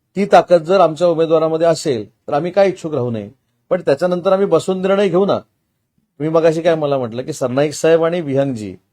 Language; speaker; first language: Marathi; native; Marathi